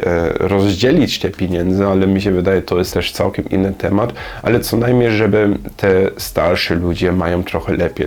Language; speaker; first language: Polish; non-native, learner; German